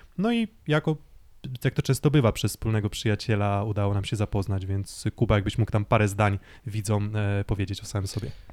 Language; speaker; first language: Polish; native; Polish